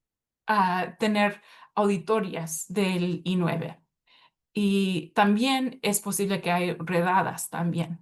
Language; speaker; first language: Spanish; early bilingual, heritage; Spanish